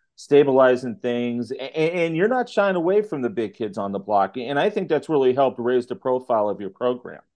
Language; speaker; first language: English; native; English